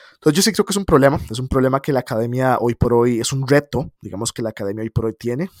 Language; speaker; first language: Spanish; native; Spanish